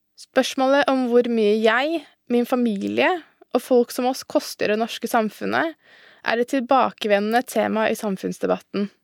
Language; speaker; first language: Norwegian; early bilingual, other home language; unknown